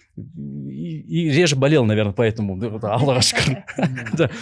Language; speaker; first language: Russian; non-native, local second language; Kazakh